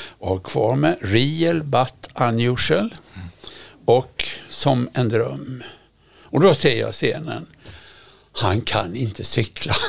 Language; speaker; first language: Swedish; native; Swedish